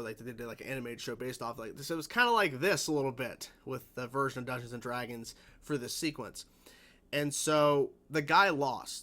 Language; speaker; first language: English; native; English